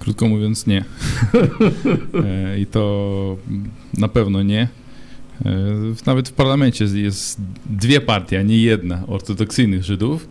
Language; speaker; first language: Polish; non-native, fluent; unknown